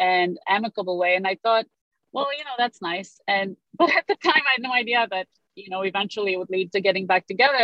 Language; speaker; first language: English; non-native, fluent; Romanian